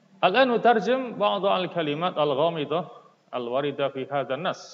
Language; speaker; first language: Arabic; non-native, fluent; Indonesian